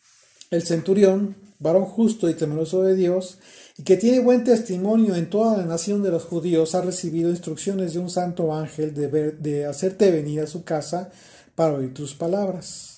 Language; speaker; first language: Spanish; native; Spanish